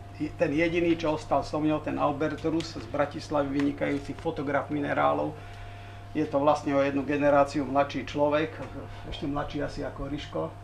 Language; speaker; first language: Slovak; native; Slovak